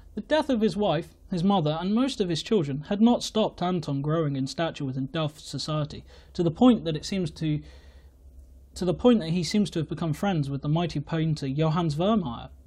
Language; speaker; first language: English; native; English